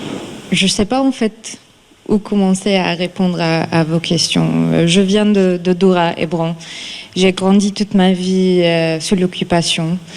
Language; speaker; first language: French; non-native, fluent; Arabic